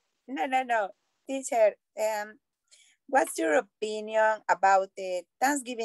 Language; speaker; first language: English; non-native, learner; Spanish